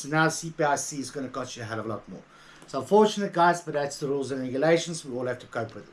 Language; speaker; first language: English; native; English